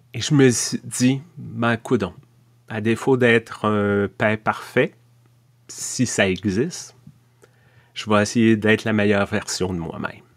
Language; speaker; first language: French; native; French